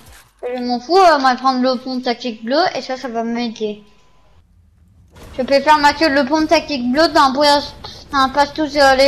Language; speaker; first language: French; native; French